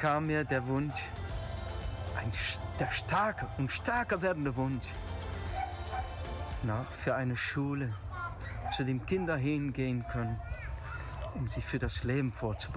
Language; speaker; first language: German; native; German